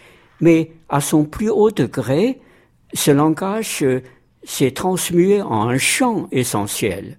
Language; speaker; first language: French; non-native, fluent; Chinese